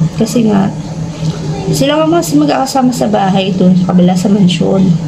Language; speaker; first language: Filipino; native; Filipino